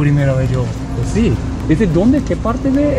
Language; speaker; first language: Spanish; non-native, learner; Japanese